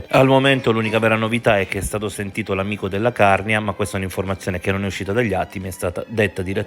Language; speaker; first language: Italian; native; Italian